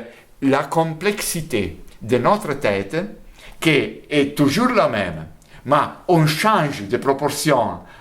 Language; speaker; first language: French; non-native, fluent; Italian